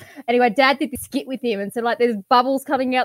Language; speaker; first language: English; native; English